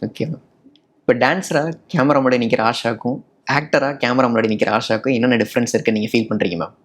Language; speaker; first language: Tamil; native; Tamil